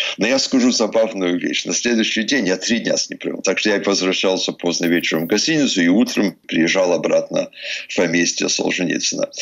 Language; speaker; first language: Russian; non-native, fluent; English